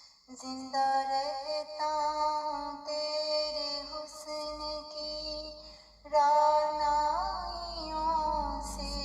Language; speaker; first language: Urdu; native; Urdu